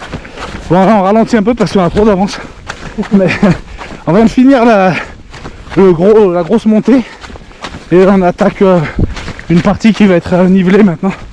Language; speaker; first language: French; native; French